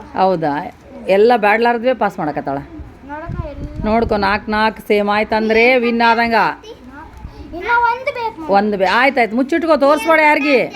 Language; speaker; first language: Kannada; native; Kannada